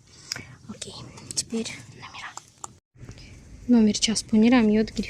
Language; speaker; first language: Russian; non-native, local second language; Tajik